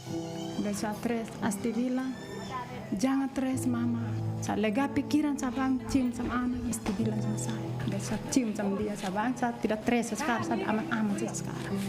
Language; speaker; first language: Indonesian; non-native, local second language; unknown